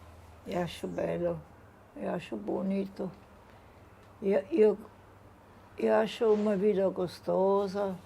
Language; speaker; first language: Portuguese; non-native, fluent; Italian